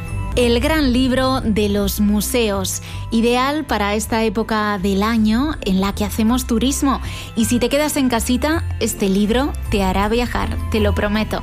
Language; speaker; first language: Spanish; native; Spanish